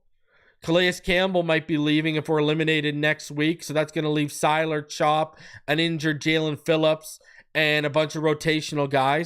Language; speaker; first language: English; native; English